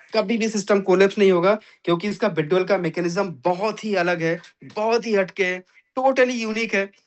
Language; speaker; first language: Hindi; native; Hindi